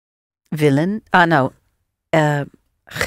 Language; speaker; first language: Dutch; non-native, learner; English